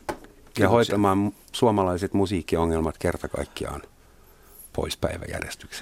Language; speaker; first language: Finnish; non-native, fluent; German